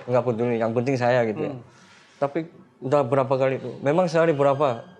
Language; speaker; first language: Indonesian; non-native, fluent; Korean